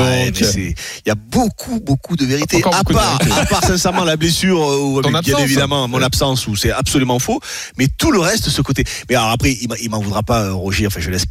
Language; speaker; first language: French; native; French